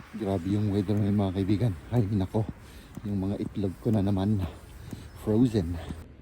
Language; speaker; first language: Filipino; native; Filipino